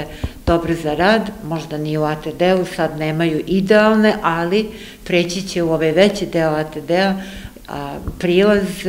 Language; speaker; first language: Serbian; native; Serbian